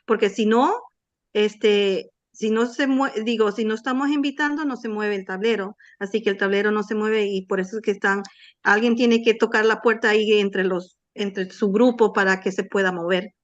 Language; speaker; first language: Spanish; native; Spanish